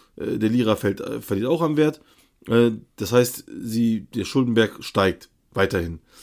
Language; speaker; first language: German; early bilingual, other home language; Turkish